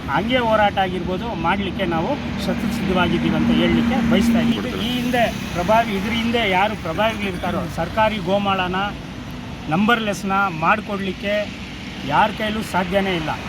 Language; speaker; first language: Kannada; native; Kannada